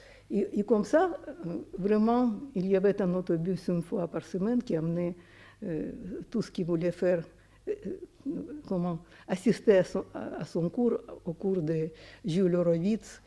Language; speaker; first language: French; non-native, fluent; Russian